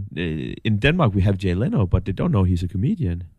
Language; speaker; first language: English; non-native, fluent; Danish